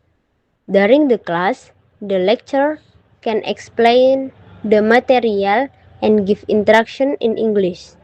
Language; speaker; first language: English; non-native, learner; Indonesian